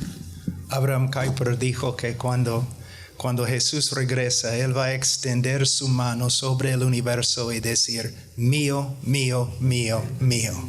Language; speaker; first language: Spanish; non-native, fluent; English